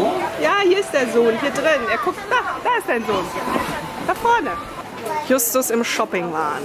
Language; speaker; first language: German; native; German